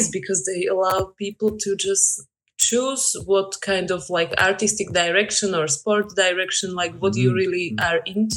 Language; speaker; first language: English; non-native, fluent; Slovak